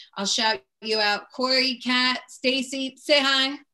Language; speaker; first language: English; native; English